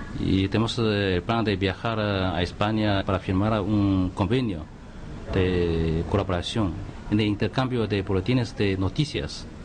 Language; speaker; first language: Spanish; non-native, fluent; Chinese